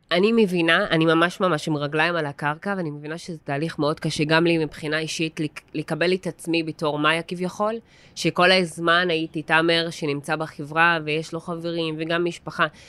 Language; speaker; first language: Hebrew; non-native, local second language; Arabic